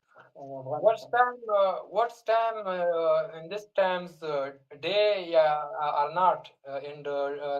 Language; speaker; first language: English; non-native, learner; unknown